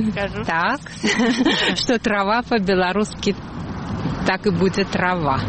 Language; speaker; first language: Belarusian; non-native, local second language; Russian